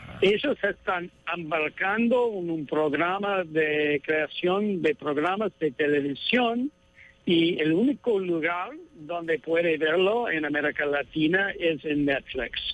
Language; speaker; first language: Spanish; non-native, fluent; English